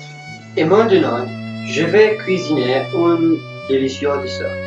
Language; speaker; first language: French; non-native, learner; Spanish